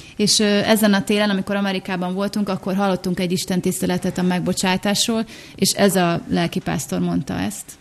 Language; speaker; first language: Hungarian; native; Hungarian